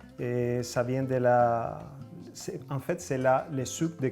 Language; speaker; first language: French; non-native, fluent; Spanish